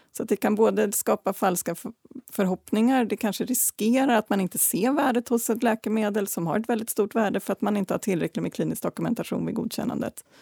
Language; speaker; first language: Swedish; native; Swedish